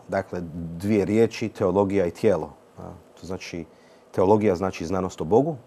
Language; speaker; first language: Serbian; early bilingual, heritage; Serbian